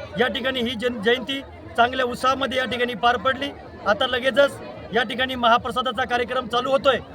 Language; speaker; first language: Marathi; non-native, local second language; Lambadi